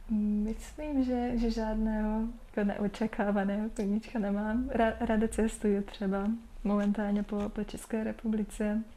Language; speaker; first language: Czech; non-native, fluent; Hungarian